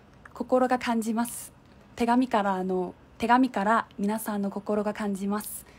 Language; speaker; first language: Japanese; non-native, fluent; Korean